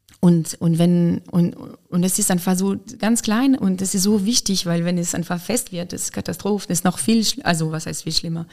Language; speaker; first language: German; non-native, fluent; French